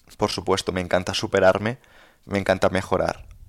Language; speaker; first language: Spanish; native; Spanish